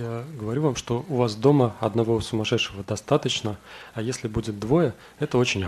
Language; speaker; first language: Russian; native; Russian